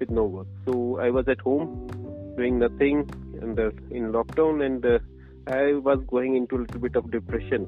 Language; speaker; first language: English; non-native, local second language; Punjabi